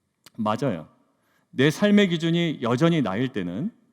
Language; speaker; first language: Korean; native; Korean